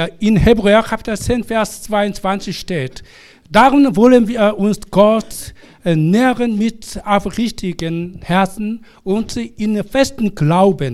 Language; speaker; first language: German; non-native, fluent; Korean